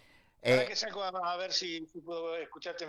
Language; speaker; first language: Spanish; native; Spanish